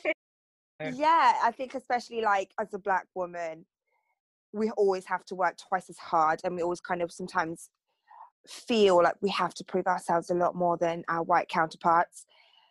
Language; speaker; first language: English; native; English